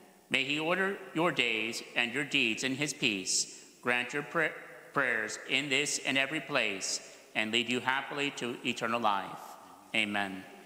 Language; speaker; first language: English; native; English